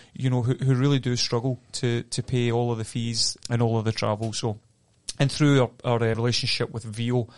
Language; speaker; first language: English; native; English